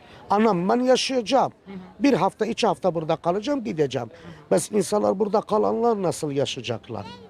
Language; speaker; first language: Turkish; non-native, learner; Azerbaijani